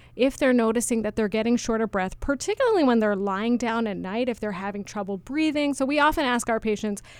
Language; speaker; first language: English; native; English